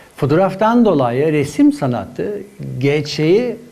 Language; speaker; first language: Turkish; non-native, fluent; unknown